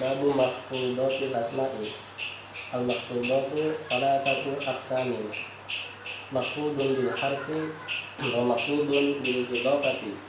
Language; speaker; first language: Arabic; non-native, learner; Indonesian